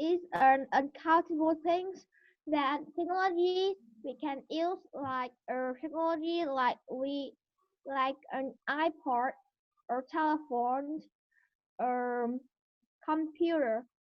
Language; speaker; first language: English; non-native, learner; Vietnamese